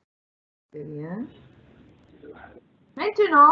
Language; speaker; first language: French; non-native, fluent; Arabic